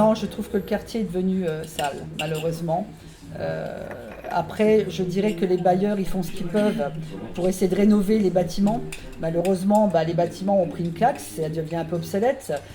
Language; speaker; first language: French; native; French